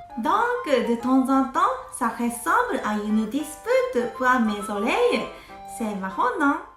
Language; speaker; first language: French; non-native, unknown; Japanese